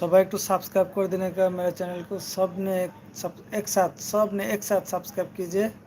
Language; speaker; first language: Hindi; non-native, learner; Bangla